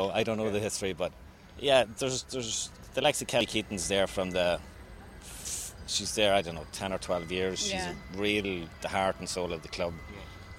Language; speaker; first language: English; native; English